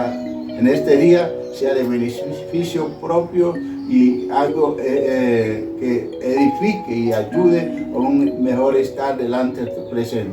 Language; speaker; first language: Spanish; native; Spanish